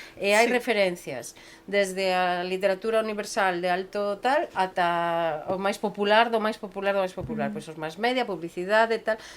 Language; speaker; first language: Galician; non-native, local second language; Spanish